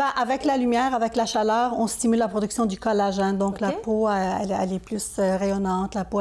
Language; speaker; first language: French; native; French